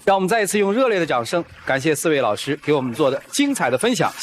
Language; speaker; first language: Chinese; native; Chinese